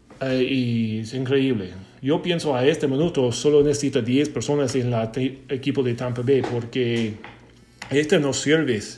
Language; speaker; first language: Spanish; non-native, learner; English